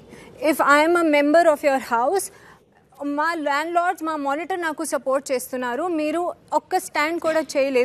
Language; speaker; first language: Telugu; non-native, learner; Hindi